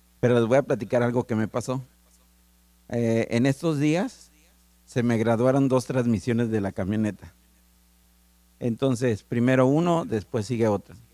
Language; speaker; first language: Spanish; native; Spanish